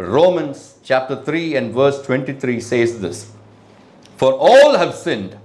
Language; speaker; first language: English; non-native, local second language; Tamil